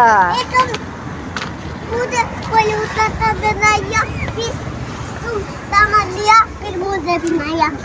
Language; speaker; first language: Hindi; non-native, local second language; Bangla